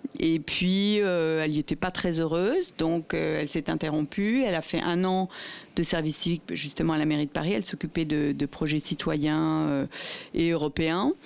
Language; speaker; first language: French; native; French